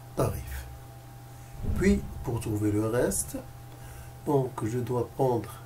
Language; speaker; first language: French; non-native, local second language; Arabic